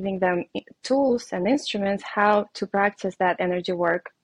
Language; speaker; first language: English; non-native, fluent; Russian